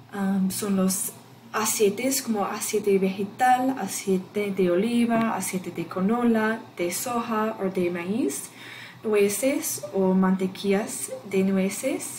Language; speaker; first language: Spanish; non-native, learner; English